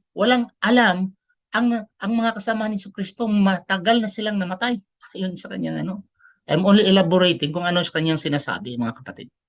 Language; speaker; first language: Filipino; non-native, local second language; Cebuano